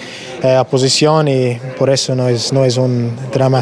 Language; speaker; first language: Spanish; non-native, learner; English